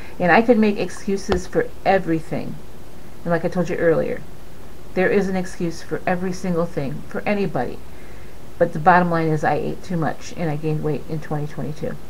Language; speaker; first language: English; native; English